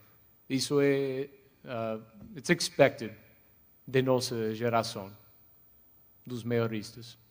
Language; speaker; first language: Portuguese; non-native, fluent; English